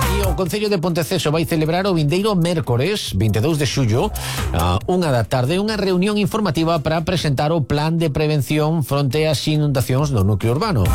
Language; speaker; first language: Galician; native; Galician